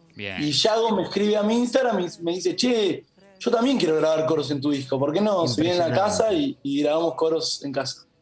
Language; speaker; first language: Spanish; native; Spanish